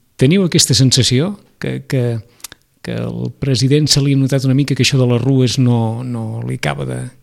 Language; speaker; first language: Catalan; native; Catalan